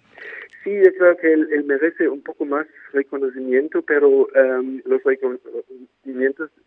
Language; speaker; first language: Spanish; non-native, fluent; German